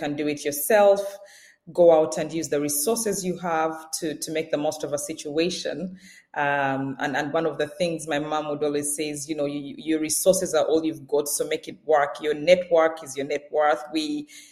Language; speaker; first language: English; non-native, local second language; Ganda